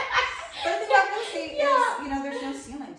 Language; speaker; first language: English; native; English